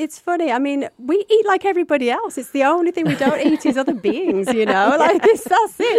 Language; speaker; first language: English; native; English